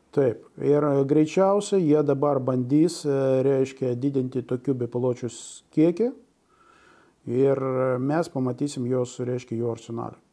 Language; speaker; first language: Lithuanian; non-native, local second language; Russian